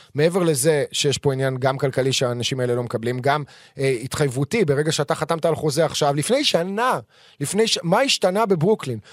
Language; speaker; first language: Hebrew; native; Hebrew